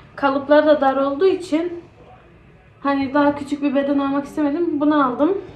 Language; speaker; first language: Turkish; early bilingual, heritage; Turkish